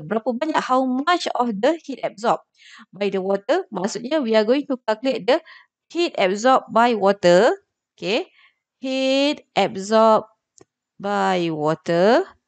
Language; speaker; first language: English; non-native, local second language; Malay